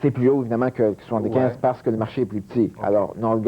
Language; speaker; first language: French; native; French